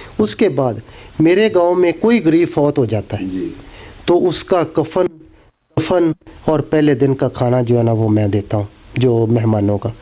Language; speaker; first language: Urdu; non-native, local second language; Punjabi